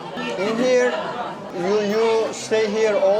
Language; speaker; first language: English; non-native, learner; Turkish